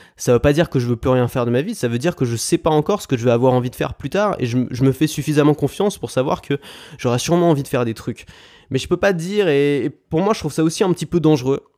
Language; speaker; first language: French; native; French